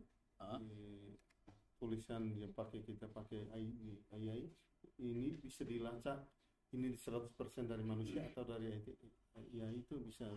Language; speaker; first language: Indonesian; non-native, fluent; Tetum